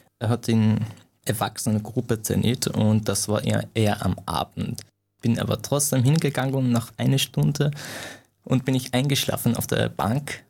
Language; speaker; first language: German; non-native, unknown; Persian